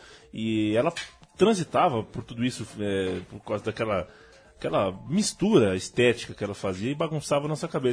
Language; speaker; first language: Portuguese; native; Portuguese